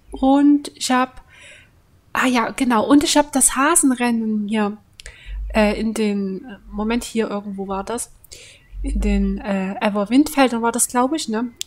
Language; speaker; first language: German; native; German